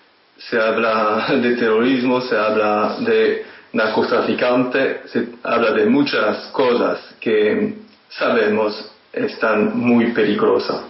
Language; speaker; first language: Spanish; non-native, fluent; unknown